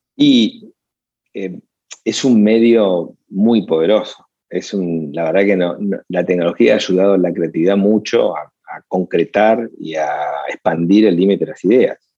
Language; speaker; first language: Spanish; native; Spanish